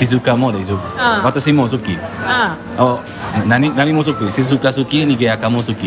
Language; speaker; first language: Japanese; non-native, learner; Indonesian